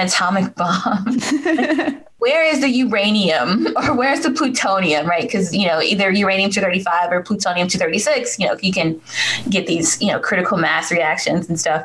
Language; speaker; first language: English; native; English